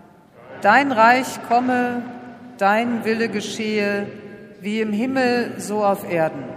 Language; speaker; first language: German; native; German